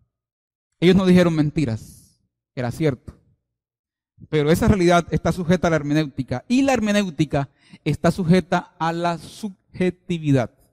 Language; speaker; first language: Spanish; native; Spanish